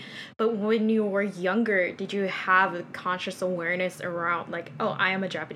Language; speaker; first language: English; non-native, fluent; Japanese